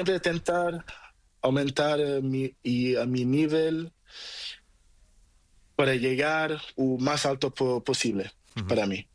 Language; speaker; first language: Spanish; non-native, learner; Portuguese